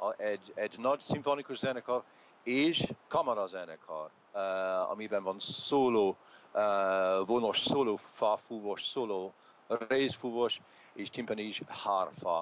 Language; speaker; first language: Hungarian; non-native, learner; English